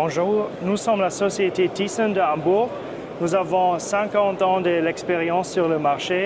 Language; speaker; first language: French; non-native, fluent; German